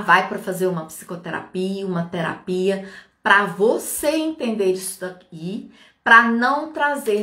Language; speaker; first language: Portuguese; native; Portuguese